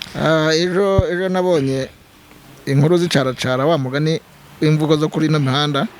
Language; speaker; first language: Kinyarwanda; native; Kinyarwanda